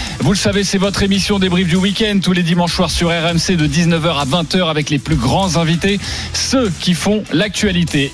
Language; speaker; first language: French; native; French